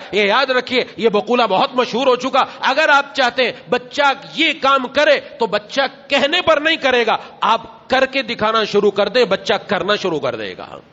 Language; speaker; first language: Urdu; non-native, local second language; Punjabi